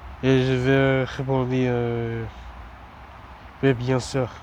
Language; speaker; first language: French; non-native, learner; English